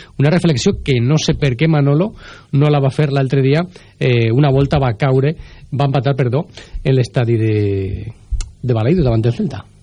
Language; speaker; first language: Catalan; native; Catalan